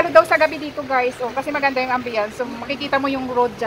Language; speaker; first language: Filipino; native; Filipino